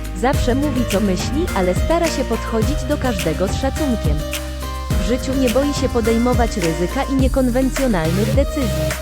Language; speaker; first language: Polish; native; Polish